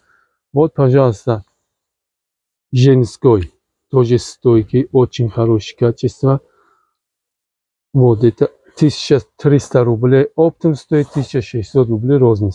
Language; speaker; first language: Russian; non-native, learner; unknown